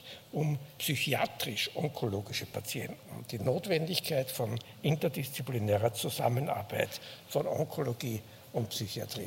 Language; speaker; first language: German; native; German